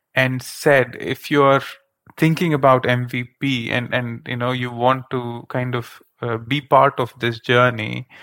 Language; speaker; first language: English; non-native, local second language; Kannada